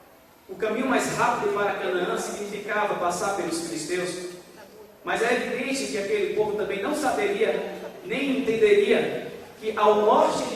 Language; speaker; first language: Portuguese; native; Portuguese